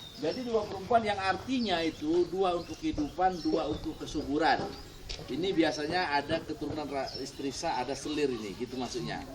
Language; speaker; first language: Indonesian; non-native, local second language; Batak Toba